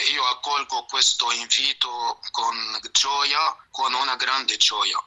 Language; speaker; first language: Italian; non-native, fluent; Arabic